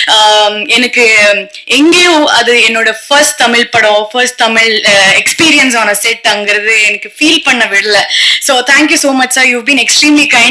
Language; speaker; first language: Tamil; non-native, learner; Kannada